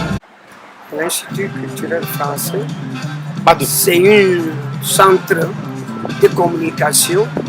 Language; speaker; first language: French; non-native, fluent; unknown